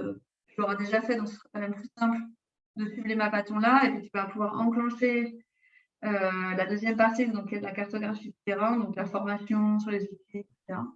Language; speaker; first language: French; native; French